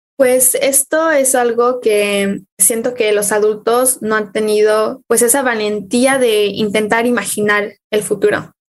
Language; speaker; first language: Spanish; native; Spanish